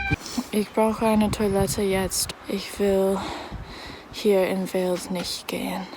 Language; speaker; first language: German; non-native, learner; English